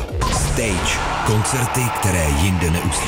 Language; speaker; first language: Czech; native; Czech